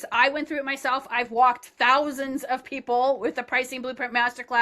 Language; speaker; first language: English; native; English